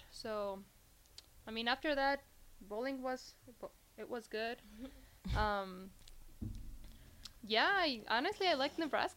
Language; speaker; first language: English; non-native, fluent; Spanish